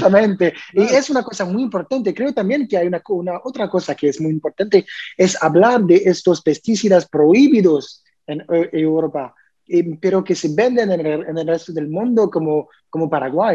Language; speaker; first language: Spanish; non-native, learner; French